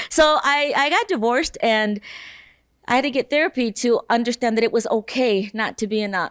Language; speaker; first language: English; native; English